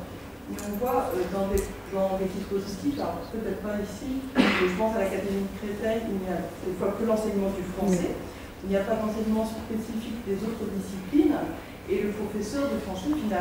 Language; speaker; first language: French; native; French